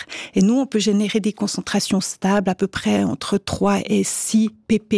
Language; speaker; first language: French; native; French